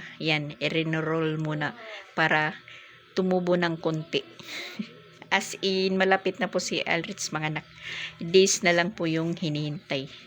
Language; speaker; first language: Filipino; non-native, local second language; Waray